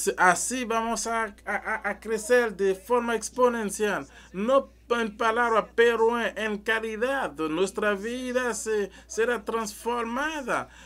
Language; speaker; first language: Spanish; non-native, learner; French